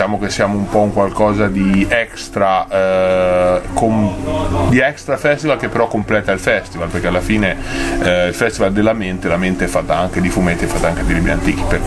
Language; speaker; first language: Italian; native; Italian